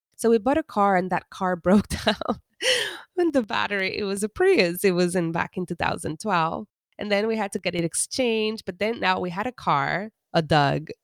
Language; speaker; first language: English; non-native, fluent; Spanish